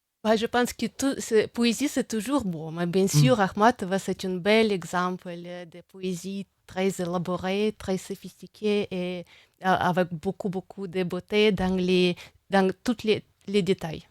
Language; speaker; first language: French; non-native, fluent; Russian